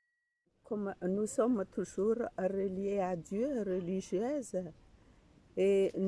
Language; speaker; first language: French; non-native, fluent; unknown